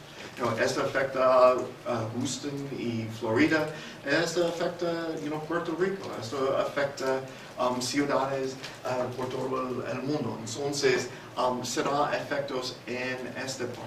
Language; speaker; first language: Spanish; non-native, fluent; English